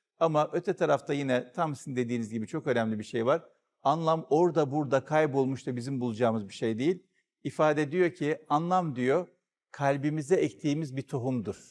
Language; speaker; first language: Turkish; native; Turkish